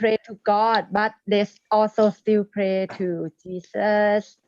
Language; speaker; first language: English; non-native, learner; Thai